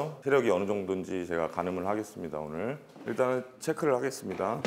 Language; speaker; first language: Korean; native; Korean